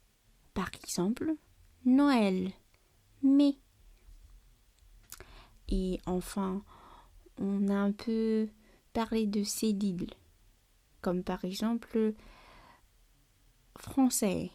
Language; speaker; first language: French; non-native, learner; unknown